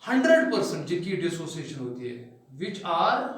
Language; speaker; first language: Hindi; non-native, local second language; Kashmiri